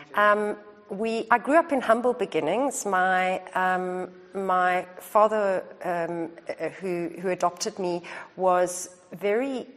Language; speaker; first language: English; native; English